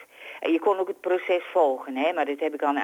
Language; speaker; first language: Dutch; native; Dutch